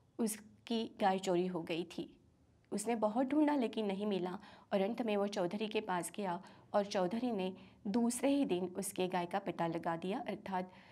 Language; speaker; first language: Hindi; non-native, local second language; Marathi